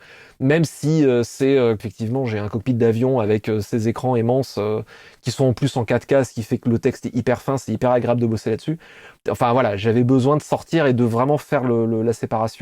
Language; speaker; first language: French; native; French